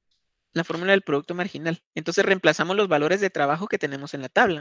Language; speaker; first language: Spanish; native; Spanish